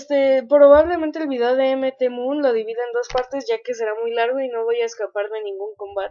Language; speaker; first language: Spanish; native; Spanish